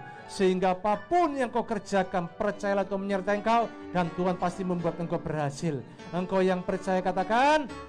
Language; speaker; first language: Indonesian; native; Indonesian